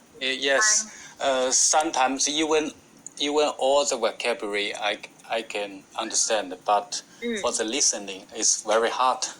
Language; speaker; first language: English; non-native, learner; Chinese